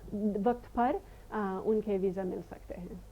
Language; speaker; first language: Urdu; non-native, fluent; English